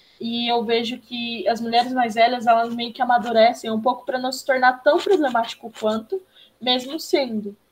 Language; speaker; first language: Portuguese; native; Portuguese